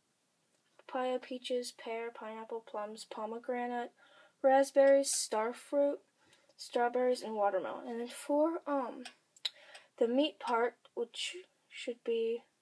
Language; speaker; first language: English; native; English